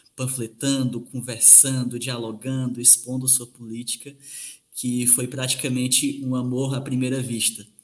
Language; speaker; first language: Portuguese; native; Portuguese